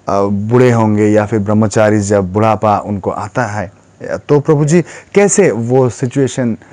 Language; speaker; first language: Hindi; non-native, fluent; Bangla